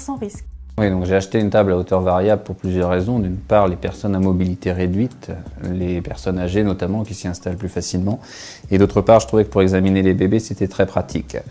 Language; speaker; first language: French; native; French